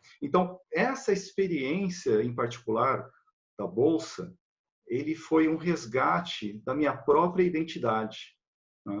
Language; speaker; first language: Portuguese; native; Portuguese